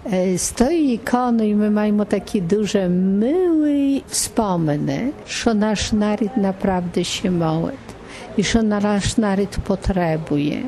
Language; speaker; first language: Polish; non-native, learner; Ukrainian